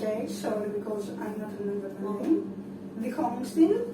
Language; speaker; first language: English; non-native, learner; Greek